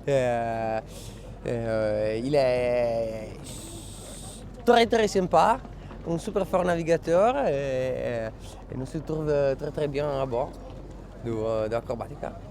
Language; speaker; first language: French; non-native, fluent; Italian